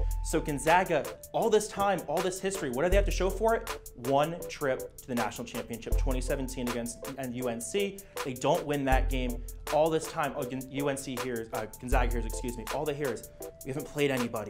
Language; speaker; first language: English; native; English